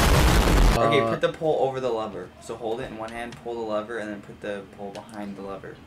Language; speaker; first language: English; native; English